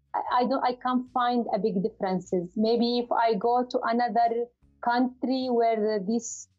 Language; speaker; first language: English; non-native, learner; Arabic